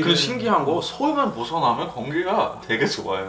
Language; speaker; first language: Korean; non-native, fluent; German